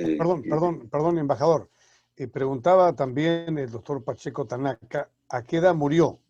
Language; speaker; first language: Spanish; native; Spanish